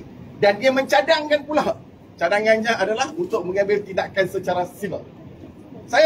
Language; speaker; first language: Malay; native; Malay